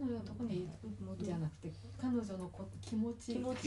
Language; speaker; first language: Japanese; native; Japanese